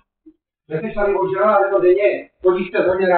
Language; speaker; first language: Czech; native; Czech